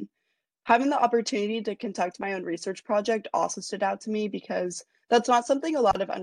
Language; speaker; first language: English; native; English